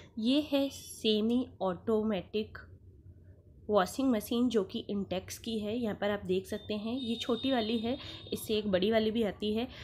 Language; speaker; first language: Hindi; native; Hindi